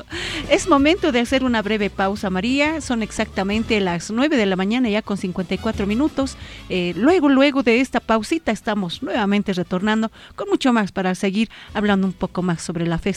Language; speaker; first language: Spanish; native; Spanish